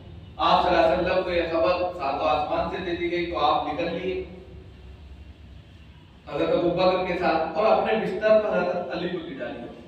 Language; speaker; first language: Urdu; native; Urdu